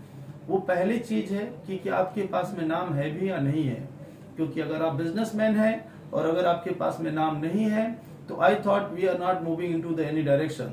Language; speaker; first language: Hindi; native; Hindi